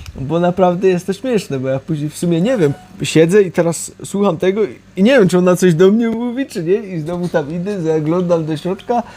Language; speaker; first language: Polish; early bilingual, heritage; Polish